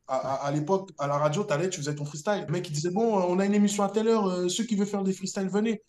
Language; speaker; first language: French; native; French